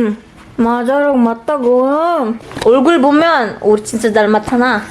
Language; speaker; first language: Korean; non-native, fluent; Filipino